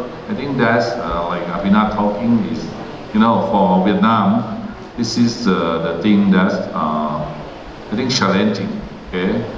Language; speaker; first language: English; non-native, learner; Thai